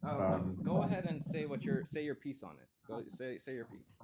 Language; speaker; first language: English; native; English